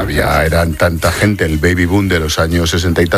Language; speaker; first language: Spanish; native; Spanish